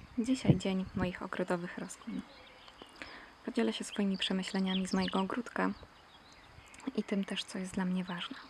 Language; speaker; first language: Polish; native; Polish